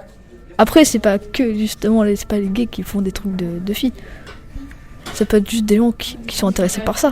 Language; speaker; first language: French; native; French